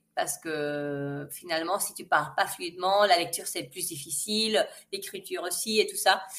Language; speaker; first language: French; non-native, fluent; Spanish